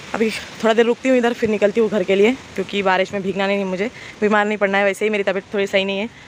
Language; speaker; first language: Hindi; non-native, local second language; Urdu